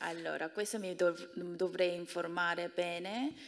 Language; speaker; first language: Italian; non-native, fluent; Korean